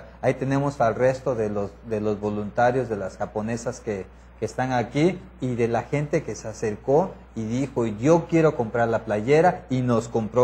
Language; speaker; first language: Spanish; native; Spanish